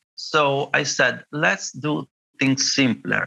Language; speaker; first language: English; non-native, fluent; Italian